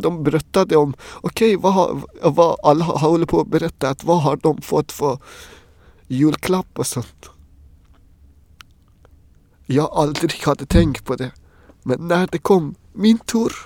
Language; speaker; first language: Swedish; non-native, fluent; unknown